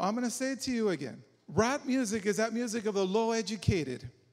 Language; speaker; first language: English; non-native, fluent; Spanish